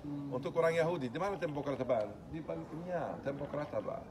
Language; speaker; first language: Indonesian; non-native, fluent; Arabic